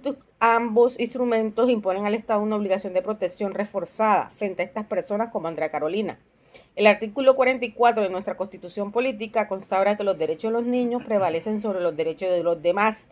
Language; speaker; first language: Spanish; native; Spanish